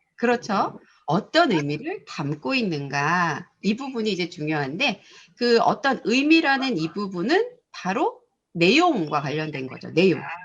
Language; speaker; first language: Korean; native; Korean